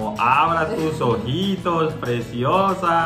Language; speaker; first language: Spanish; non-native, learner; Croatian